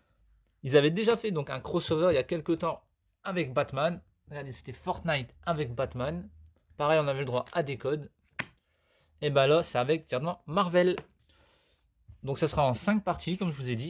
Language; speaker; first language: French; native; French